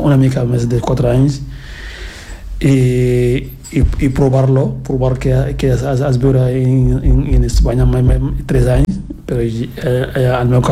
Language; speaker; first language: Catalan; non-native, learner; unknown